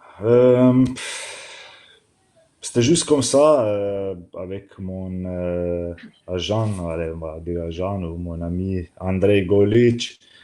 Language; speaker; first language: French; non-native, learner; Slovenian